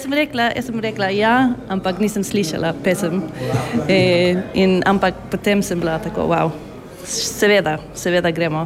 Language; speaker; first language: Slovenian; non-native, learner; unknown